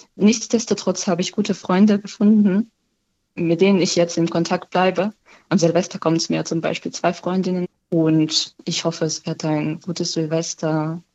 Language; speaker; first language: German; non-native, fluent; Ukrainian